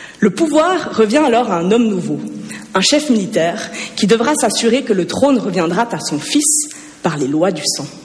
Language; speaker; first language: French; native; French